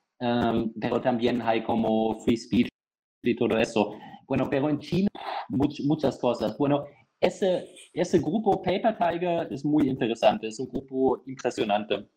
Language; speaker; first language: Spanish; non-native, fluent; German